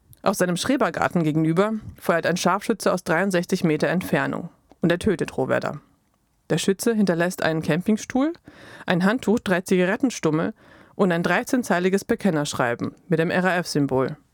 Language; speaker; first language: German; native; German